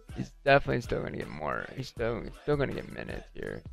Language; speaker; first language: English; native; English